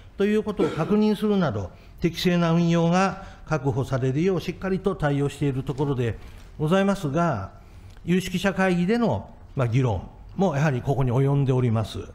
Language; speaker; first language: Japanese; native; Japanese